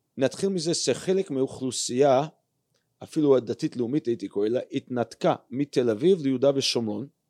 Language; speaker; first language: Hebrew; non-native, fluent; English